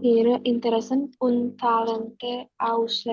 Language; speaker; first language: German; non-native, learner; Indonesian